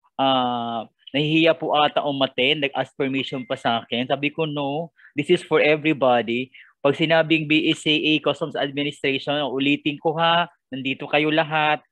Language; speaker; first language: Filipino; non-native, local second language; Cebuano